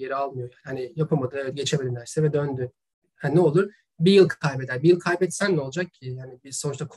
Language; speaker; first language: Turkish; native; Turkish